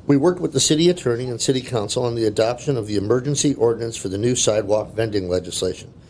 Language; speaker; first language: English; native; English